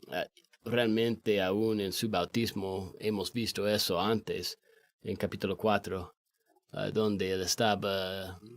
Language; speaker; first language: Spanish; non-native, fluent; English